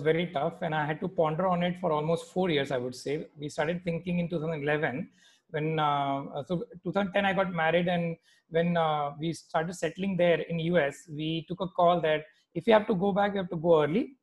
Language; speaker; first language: English; non-native, local second language; Hindi